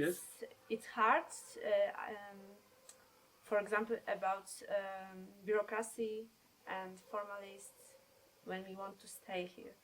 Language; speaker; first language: English; non-native, learner; Polish